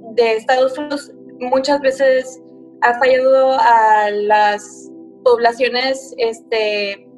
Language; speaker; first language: Spanish; early bilingual, heritage; Spanish